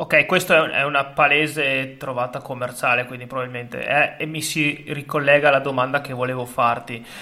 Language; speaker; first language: Italian; native; Italian